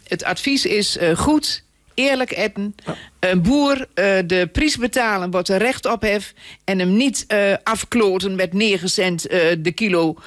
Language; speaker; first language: Dutch; native; Dutch